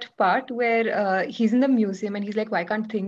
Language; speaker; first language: English; non-native, local second language; Hindi